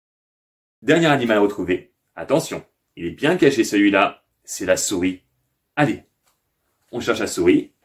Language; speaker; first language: French; native; French